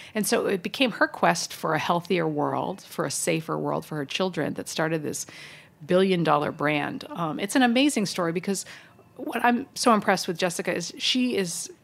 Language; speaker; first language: English; native; English